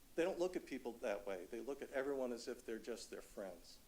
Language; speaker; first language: English; native; English